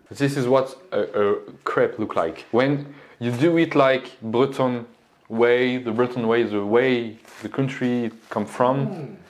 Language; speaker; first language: English; non-native, learner; French